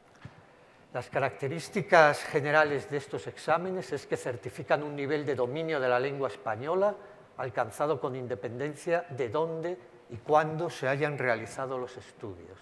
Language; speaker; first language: Spanish; native; Spanish